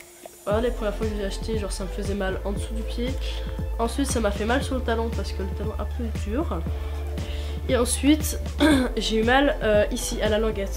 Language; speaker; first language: French; native; French